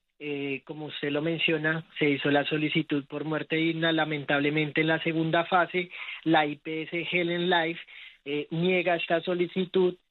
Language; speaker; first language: Spanish; native; Spanish